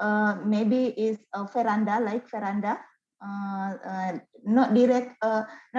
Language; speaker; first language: English; non-native, learner; Indonesian